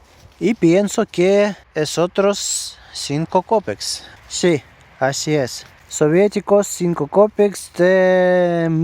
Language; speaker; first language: Spanish; non-native, learner; Russian